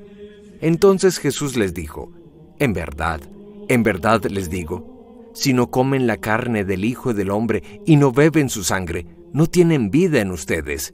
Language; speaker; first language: Spanish; native; Spanish